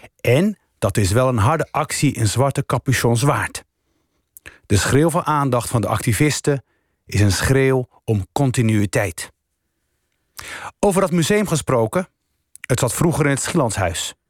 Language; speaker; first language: Dutch; early bilingual, other home language; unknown